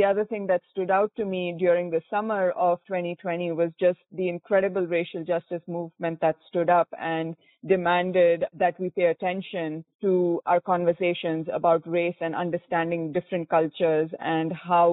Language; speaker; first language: English; non-native, local second language; Konkani